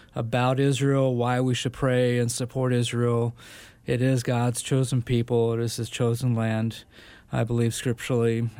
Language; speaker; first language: English; native; English